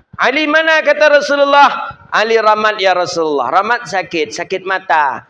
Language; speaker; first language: Malay; non-native, local second language; Minangkabau